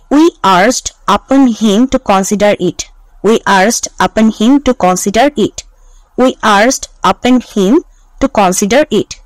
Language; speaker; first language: English; non-native, local second language; Bangla